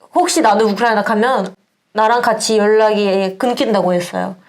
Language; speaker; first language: Korean; non-native, fluent; Ukrainian